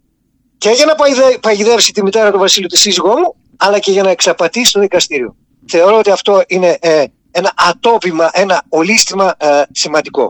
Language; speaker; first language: Greek; native; Greek